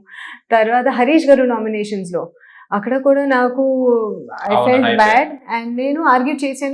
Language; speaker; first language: Telugu; non-native, local second language; Hindi